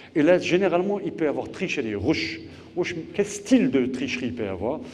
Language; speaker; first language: French; non-native, local second language; Arabic